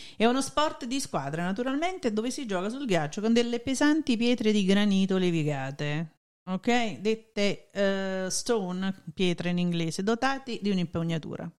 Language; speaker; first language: Italian; native; Italian